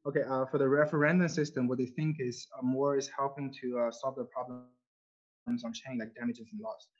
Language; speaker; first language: English; non-native, fluent; Chinese